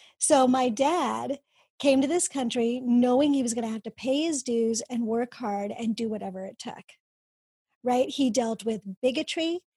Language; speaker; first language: English; early bilingual, other home language; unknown